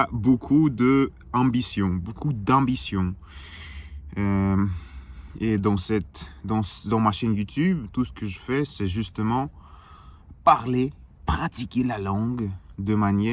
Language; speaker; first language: French; non-native, learner; Russian